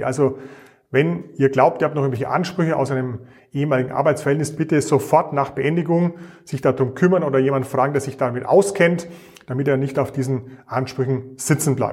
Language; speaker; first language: German; native; German